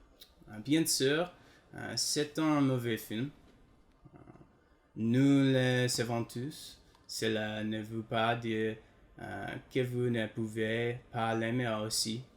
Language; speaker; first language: French; non-native, learner; English